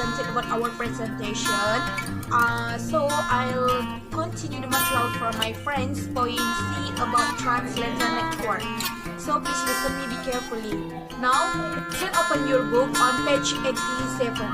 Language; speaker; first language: English; non-native, learner; Indonesian